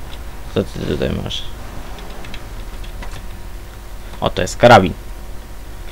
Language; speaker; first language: Polish; native; Polish